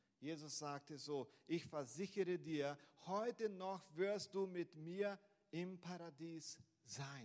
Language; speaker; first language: German; non-native, fluent; Portuguese